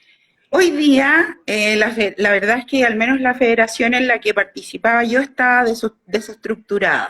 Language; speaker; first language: Spanish; native; Spanish